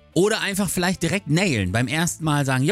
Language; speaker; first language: German; native; German